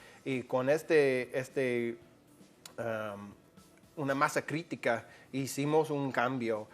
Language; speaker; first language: Spanish; non-native, fluent; English